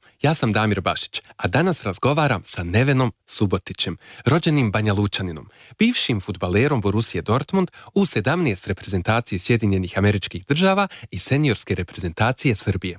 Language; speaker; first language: Croatian; native; Croatian